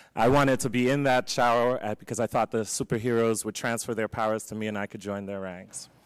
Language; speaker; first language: English; native; English